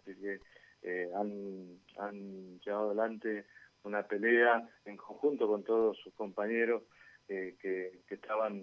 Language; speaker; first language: Spanish; native; Spanish